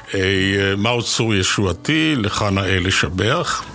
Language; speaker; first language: Hebrew; native; Hebrew